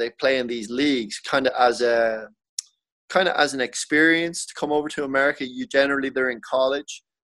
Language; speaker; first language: English; native; English